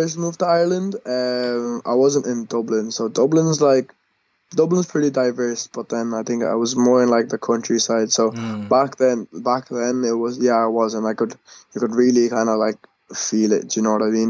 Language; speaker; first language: English; native; English